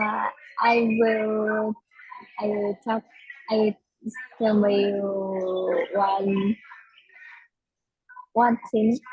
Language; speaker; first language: English; non-native, learner; Vietnamese